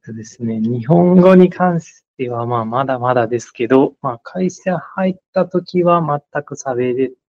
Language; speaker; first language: Japanese; non-native, fluent; Nepali